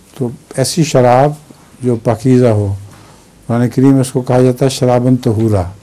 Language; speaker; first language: Urdu; native; Urdu